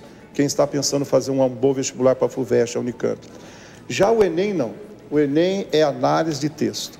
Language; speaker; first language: Portuguese; native; Portuguese